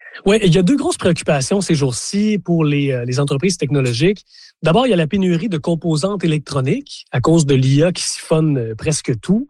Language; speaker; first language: French; native; French